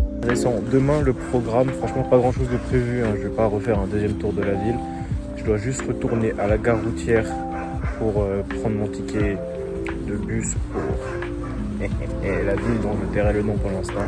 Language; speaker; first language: French; native; French